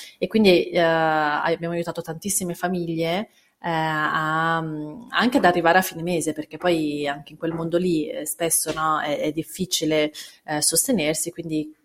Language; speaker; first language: Italian; early bilingual, other home language; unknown